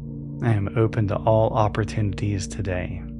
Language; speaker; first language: English; native; English